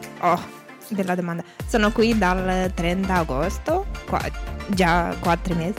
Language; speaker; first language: Italian; non-native, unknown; Romanian